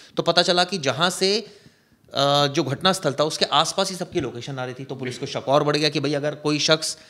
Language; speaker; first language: Hindi; native; Hindi